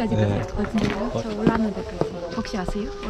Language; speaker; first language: Korean; non-native, fluent; Russian